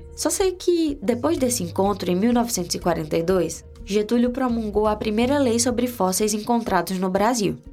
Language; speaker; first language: Portuguese; native; Portuguese